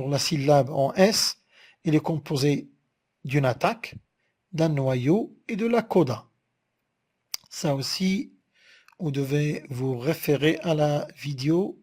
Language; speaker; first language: French; non-native, local second language; Arabic